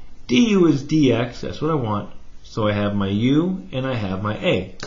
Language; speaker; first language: English; native; English